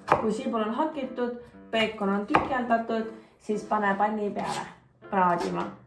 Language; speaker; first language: Estonian; native; Estonian